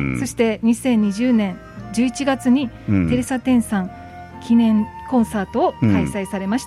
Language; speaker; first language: Japanese; native; Japanese